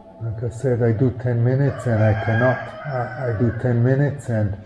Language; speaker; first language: English; non-native, fluent; Hebrew